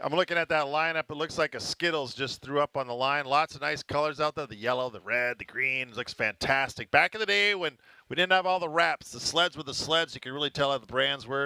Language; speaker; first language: English; native; English